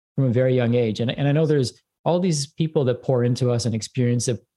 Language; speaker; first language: English; early bilingual, other home language; Hindi